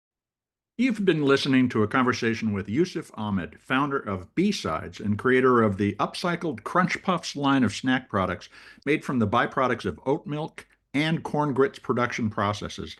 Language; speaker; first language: English; native; English